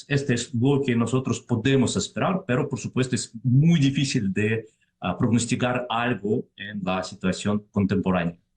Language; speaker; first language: Spanish; non-native, fluent; Russian